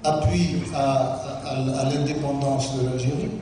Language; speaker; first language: French; non-native, local second language; Arabic